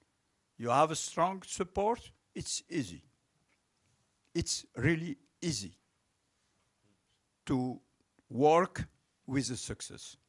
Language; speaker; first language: English; non-native, local second language; French